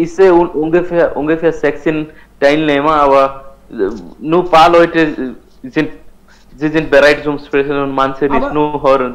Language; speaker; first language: German; non-native, learner; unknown